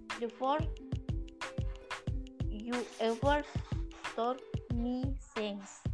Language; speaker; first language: English; non-native, learner; Indonesian